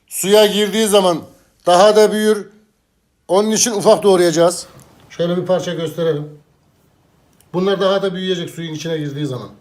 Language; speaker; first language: Turkish; native; Turkish